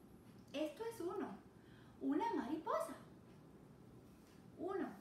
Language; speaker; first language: Spanish; non-native, fluent; English